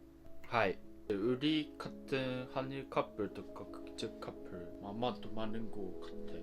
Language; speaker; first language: Korean; non-native, learner; Japanese